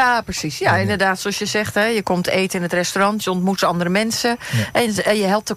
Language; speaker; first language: Dutch; native; Dutch